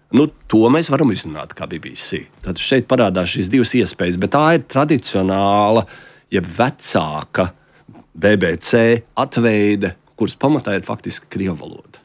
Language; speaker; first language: Latvian; native; Latvian